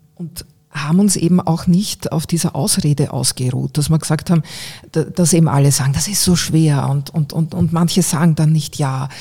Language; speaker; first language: German; native; German